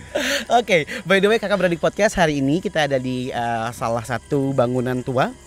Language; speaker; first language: Indonesian; native; Indonesian